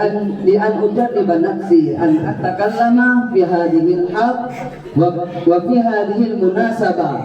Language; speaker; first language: Arabic; non-native, learner; Indonesian